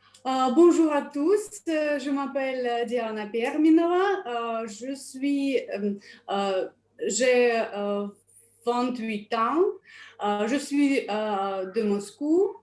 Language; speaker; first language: French; non-native, learner; Russian